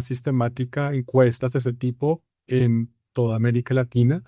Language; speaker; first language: Spanish; native; Spanish